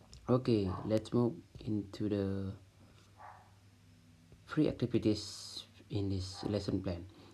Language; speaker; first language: English; non-native, learner; Balinese